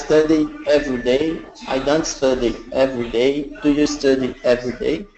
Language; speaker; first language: English; non-native, learner; Portuguese